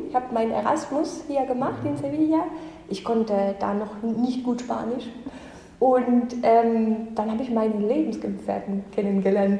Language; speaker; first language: German; native; German